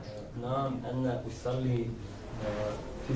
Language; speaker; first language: Arabic; non-native, learner; Bosnian